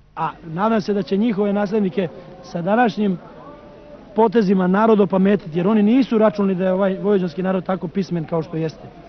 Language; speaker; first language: Serbian; native; Serbian